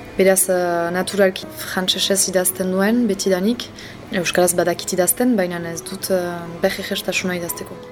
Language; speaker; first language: Basque; non-native, local second language; French